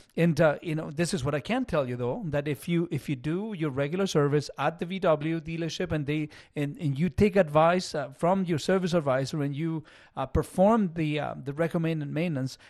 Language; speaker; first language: English; non-native, fluent; Spanish